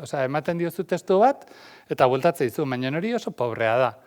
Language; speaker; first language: Basque; native; Basque